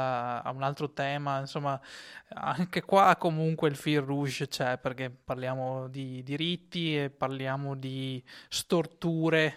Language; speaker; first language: Italian; native; Italian